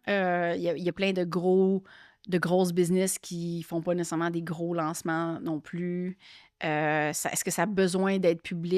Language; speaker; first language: French; native; French